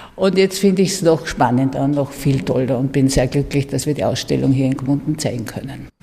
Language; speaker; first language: German; native; German